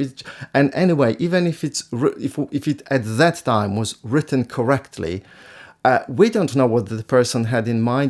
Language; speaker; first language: English; non-native, fluent; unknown